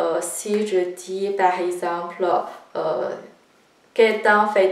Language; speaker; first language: French; non-native, fluent; Chinese